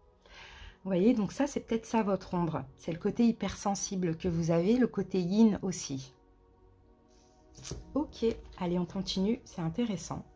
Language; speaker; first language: French; native; French